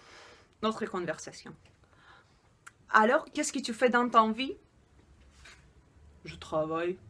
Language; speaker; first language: French; non-native, fluent; Russian